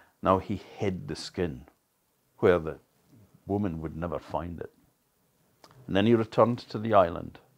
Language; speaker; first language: English; native; English